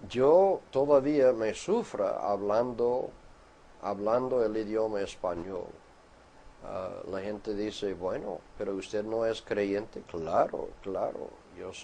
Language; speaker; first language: Spanish; non-native, fluent; English